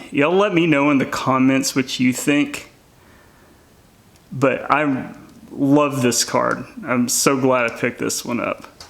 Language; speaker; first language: English; native; English